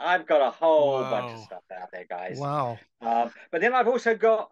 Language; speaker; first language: English; native; English